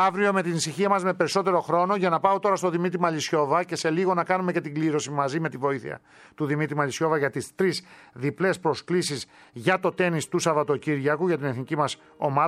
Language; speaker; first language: Greek; native; Greek